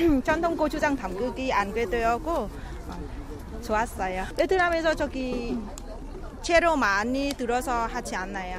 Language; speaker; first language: Korean; non-native, learner; Vietnamese